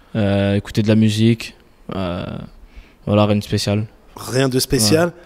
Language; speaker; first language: French; native; French